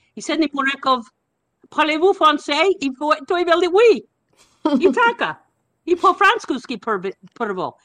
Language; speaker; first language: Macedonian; non-native, learner; English